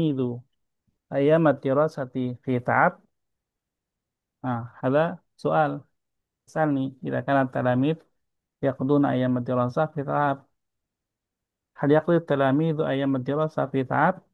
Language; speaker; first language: Arabic; non-native, fluent; Indonesian